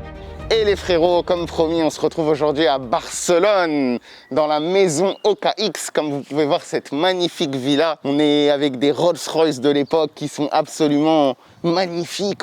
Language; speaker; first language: French; native; French